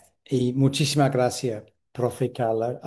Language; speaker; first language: Spanish; non-native, fluent; English